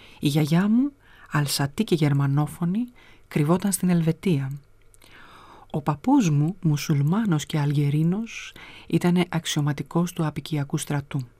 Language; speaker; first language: Greek; native; Greek